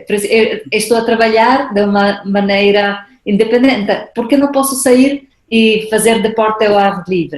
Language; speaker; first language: Portuguese; non-native, fluent; Spanish